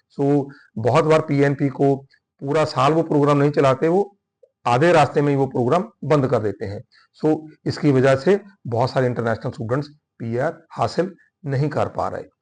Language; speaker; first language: Hindi; non-native, local second language; Punjabi